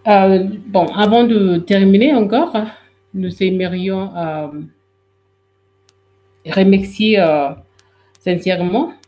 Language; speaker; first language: French; non-native, fluent; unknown